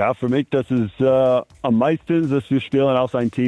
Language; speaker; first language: German; non-native, learner; English